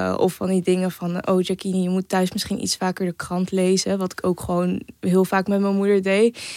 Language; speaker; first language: Dutch; native; Dutch